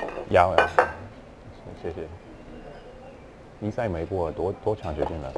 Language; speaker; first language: Chinese; non-native, fluent; English